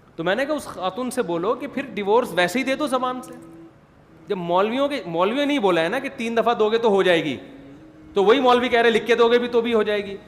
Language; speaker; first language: Urdu; native; Urdu